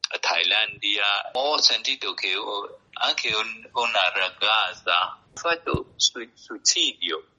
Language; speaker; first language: Italian; non-native, learner; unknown